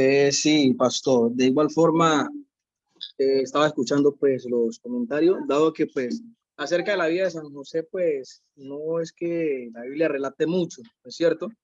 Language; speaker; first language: Spanish; native; Spanish